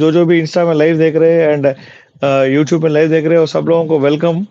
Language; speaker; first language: Hindi; non-native, local second language; Telugu